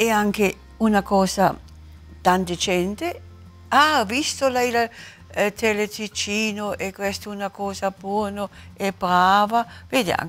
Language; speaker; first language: Italian; non-native, learner; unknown